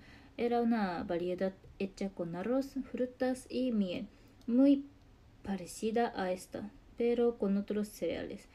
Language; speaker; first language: Spanish; non-native, learner; Japanese